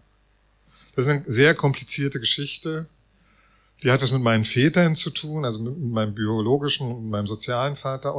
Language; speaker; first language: German; native; German